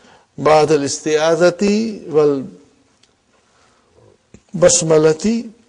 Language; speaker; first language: Arabic; non-native, fluent; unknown